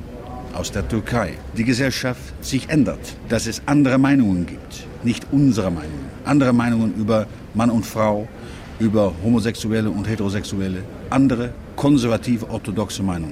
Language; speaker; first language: German; non-native, fluent; Dutch